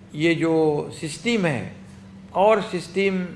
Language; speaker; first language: Hindi; non-native, local second language; Marathi